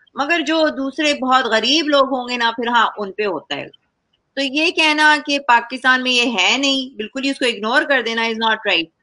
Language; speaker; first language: Urdu; native; Urdu